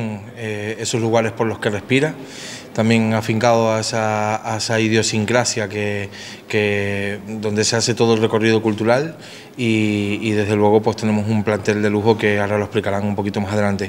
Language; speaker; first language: Spanish; native; Spanish